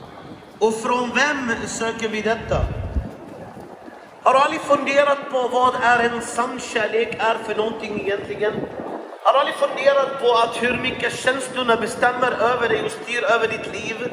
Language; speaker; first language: Swedish; non-native, fluent; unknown